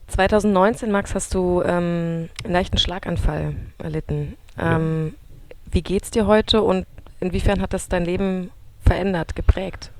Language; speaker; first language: German; native; German